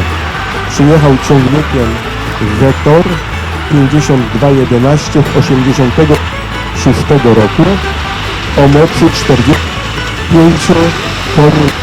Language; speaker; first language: Polish; native; Polish